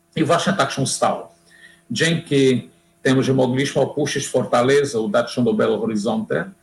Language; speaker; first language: Polish; non-native, fluent; Portuguese